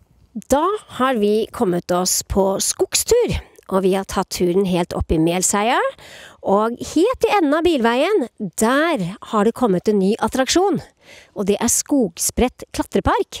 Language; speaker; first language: Norwegian; native; Norwegian